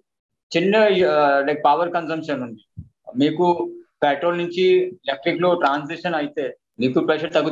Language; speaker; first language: Telugu; non-native, local second language; Hindi